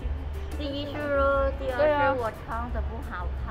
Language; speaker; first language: Chinese; non-native, learner; Vietnamese